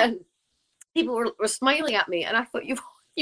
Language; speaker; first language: English; native; English